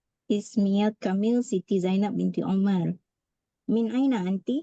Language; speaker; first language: Arabic; non-native, learner; Malay